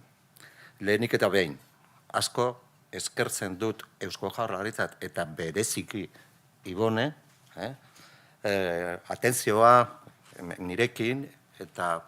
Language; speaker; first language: Basque; non-native, local second language; Spanish